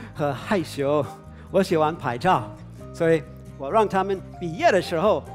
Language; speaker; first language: Chinese; non-native, fluent; English